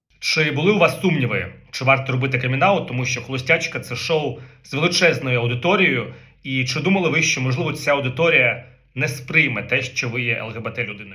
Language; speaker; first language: Ukrainian; native; Ukrainian